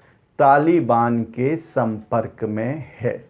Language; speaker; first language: Hindi; native; Hindi